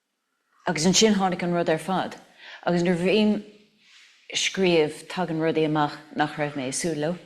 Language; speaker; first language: Irish; non-native, local second language; English